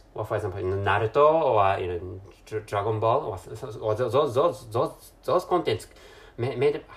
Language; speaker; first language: English; non-native, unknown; Japanese